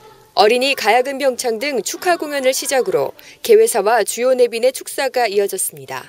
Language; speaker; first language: Korean; native; Korean